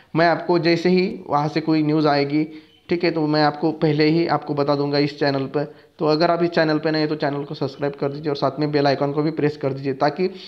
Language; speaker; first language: Hindi; non-native, local second language; Marathi